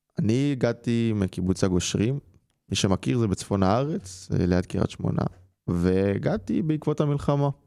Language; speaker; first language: Hebrew; early bilingual, other home language; English